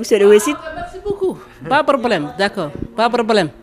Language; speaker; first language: French; non-native, learner; Somali